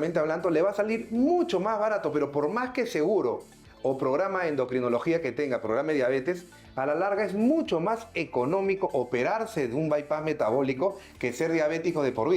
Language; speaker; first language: Spanish; native; Spanish